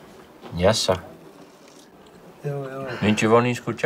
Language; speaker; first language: Russian; non-native, fluent; Dutch